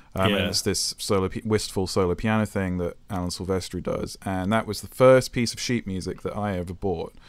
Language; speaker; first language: English; native; English